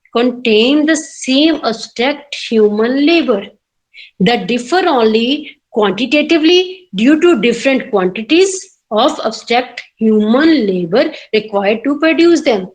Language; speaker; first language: English; non-native, local second language; Punjabi